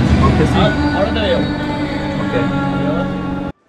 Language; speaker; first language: Spanish; non-native, learner; Polish